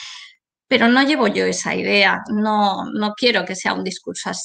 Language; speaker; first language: Spanish; native; Spanish